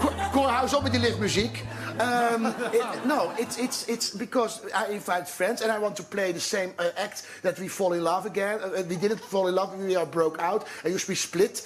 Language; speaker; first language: English; non-native, learner; Dutch